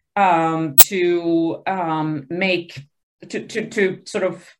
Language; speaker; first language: English; early bilingual, other home language; Spanish